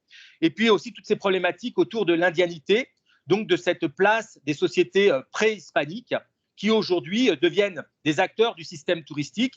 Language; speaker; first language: French; native; French